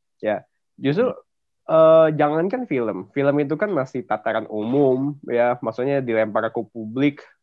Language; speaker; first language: Indonesian; native; Indonesian